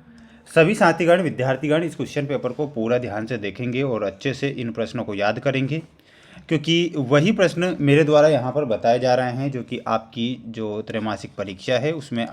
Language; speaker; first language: Hindi; native; Hindi